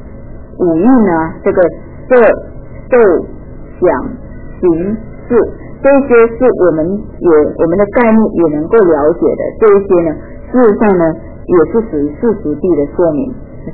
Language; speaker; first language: Chinese; native; Chinese